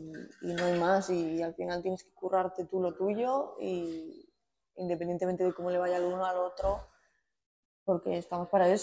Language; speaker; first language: Spanish; native; Spanish